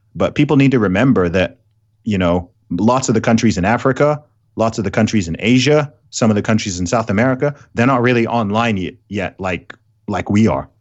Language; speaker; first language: English; early bilingual, other home language; Arabic